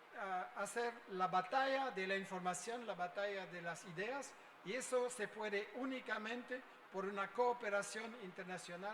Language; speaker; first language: Spanish; non-native, fluent; French